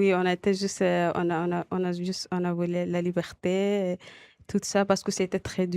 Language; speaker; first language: French; non-native, learner; Arabic